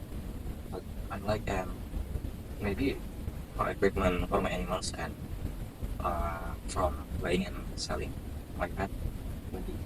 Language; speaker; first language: English; non-native, learner; Indonesian